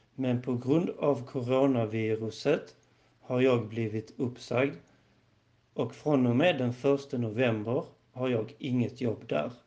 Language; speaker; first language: Swedish; non-native, learner; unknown